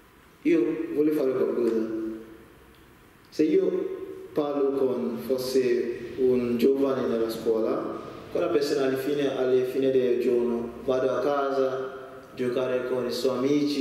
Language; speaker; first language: Italian; non-native, learner; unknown